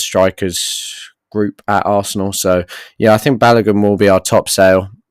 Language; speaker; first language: English; native; English